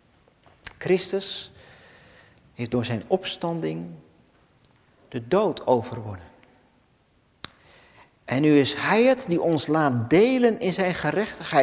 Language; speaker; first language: Dutch; native; Dutch